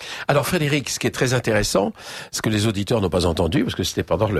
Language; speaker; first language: French; native; French